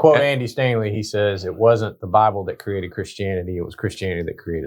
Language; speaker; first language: English; native; English